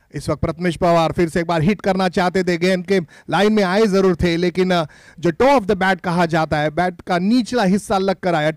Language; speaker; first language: Hindi; non-native, local second language; Marathi